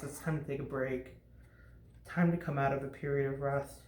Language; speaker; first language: English; native; English